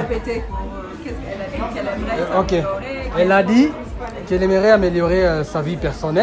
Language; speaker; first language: French; non-native, fluent; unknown